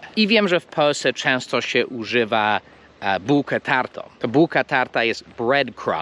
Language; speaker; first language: Polish; non-native, fluent; English